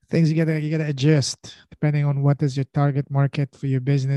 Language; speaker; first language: English; non-native, fluent; French